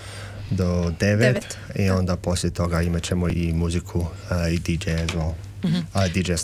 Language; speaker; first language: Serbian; early bilingual, heritage; Serbian